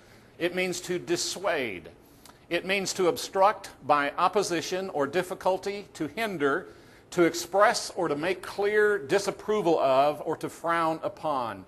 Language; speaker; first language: English; native; English